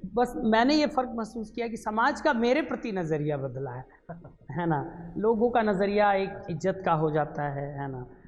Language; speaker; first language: Hindi; native; Hindi